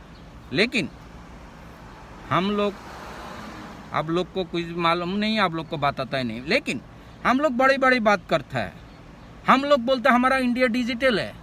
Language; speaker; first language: Hindi; non-native, local second language; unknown